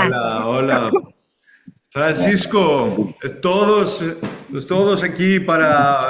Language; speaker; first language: Spanish; non-native, learner; English